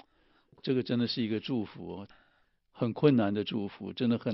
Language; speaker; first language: Chinese; native; Chinese